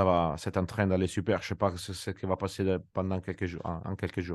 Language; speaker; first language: French; non-native, fluent; Italian